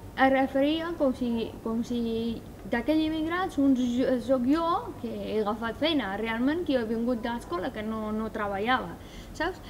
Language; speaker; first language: Catalan; non-native, learner; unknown